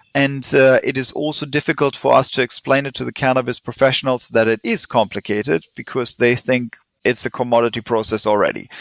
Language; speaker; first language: English; non-native, fluent; German